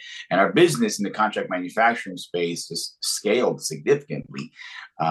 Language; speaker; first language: English; native; English